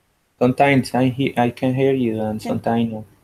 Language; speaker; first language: English; non-native, learner; Spanish